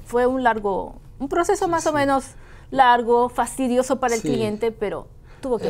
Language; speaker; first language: Spanish; native; Spanish